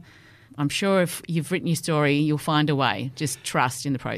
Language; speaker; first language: English; native; English